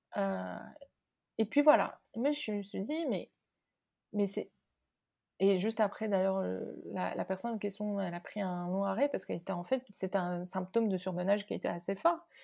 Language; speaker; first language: French; non-native, local second language; Arabic